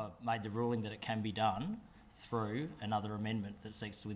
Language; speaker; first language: English; native; English